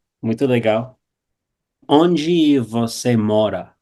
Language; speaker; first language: Portuguese; non-native, fluent; English